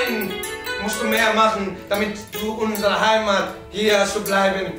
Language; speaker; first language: German; non-native, learner; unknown